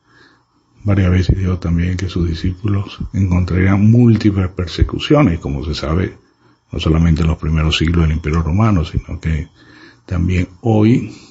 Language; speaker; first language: Spanish; native; Spanish